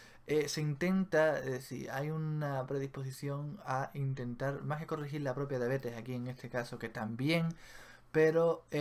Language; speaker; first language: Spanish; native; Spanish